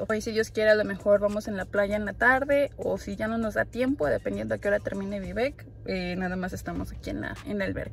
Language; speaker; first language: Spanish; native; Spanish